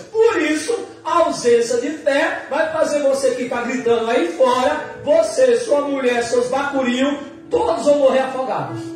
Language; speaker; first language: Portuguese; native; Portuguese